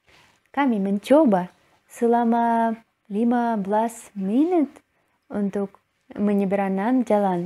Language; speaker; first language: Indonesian; non-native, learner; Russian